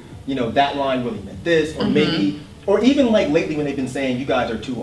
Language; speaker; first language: English; native; English